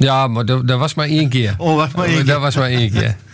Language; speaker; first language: Dutch; native; Dutch